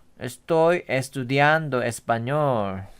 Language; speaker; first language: Spanish; non-native, learner; Korean